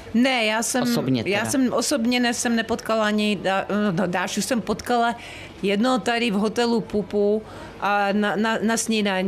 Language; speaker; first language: Czech; early bilingual, heritage; Czech